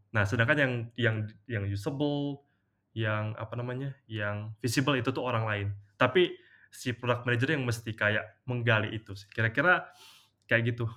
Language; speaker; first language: Indonesian; native; Indonesian